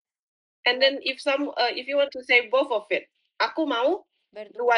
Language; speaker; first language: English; non-native, fluent; Indonesian